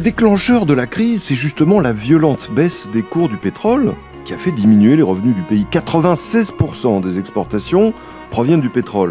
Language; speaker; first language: French; native; French